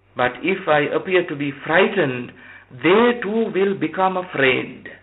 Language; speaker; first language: English; non-native, local second language; Sinhala